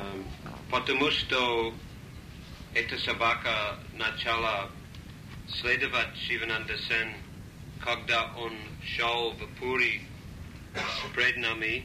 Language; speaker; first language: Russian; non-native, learner; English